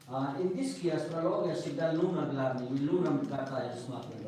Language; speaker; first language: Russian; non-native, learner; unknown